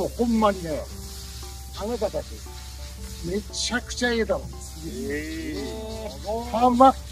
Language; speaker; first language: Japanese; native; Japanese